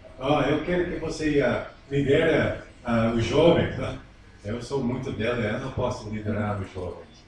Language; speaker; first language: Portuguese; non-native, fluent; English